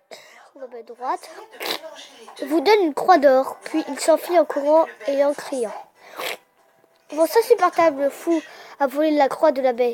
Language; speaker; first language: French; native; French